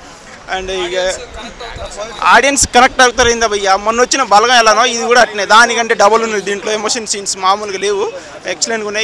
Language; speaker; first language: Telugu; native; Telugu